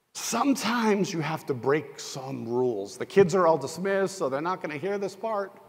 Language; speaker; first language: English; native; English